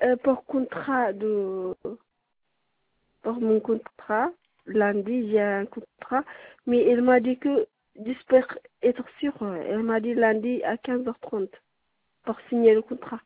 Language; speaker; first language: French; non-native, learner; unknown